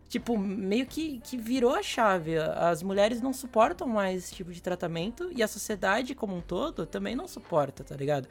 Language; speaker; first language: Portuguese; native; Portuguese